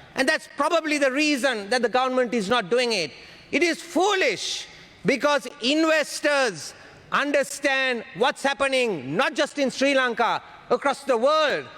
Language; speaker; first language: English; non-native, local second language; Sinhala